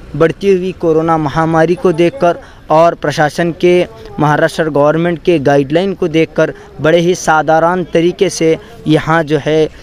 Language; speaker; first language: Hindi; non-native, local second language; Marathi